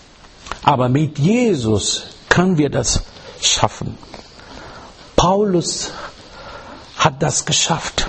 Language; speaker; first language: German; non-native, learner; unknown